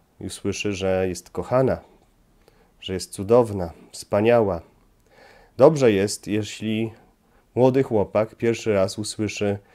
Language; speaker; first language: Polish; native; Polish